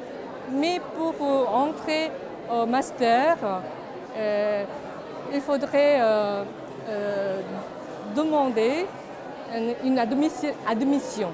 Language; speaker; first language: French; non-native, fluent; Korean